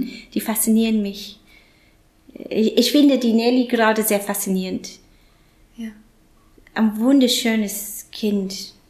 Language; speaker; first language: German; non-native, fluent; English